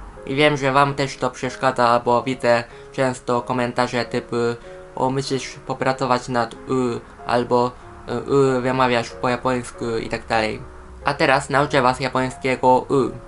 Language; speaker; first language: Polish; non-native, fluent; Japanese